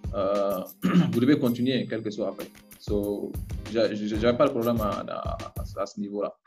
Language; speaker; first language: French; non-native, local second language; Bambara